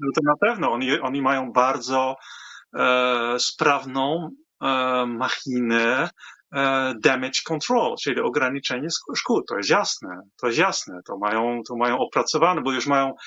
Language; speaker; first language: Polish; non-native, fluent; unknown